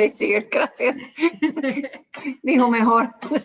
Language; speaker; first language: Spanish; non-native, learner; English